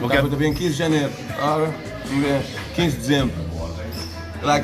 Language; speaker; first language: Portuguese; non-native, local second language; Kabuverdianu